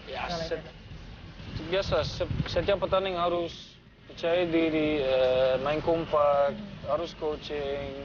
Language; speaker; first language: Indonesian; non-native, learner; Dutch